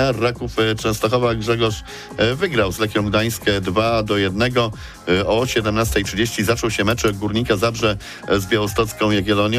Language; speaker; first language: Polish; native; Polish